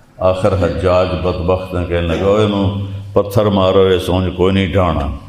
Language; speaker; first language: Urdu; non-native, local second language; Punjabi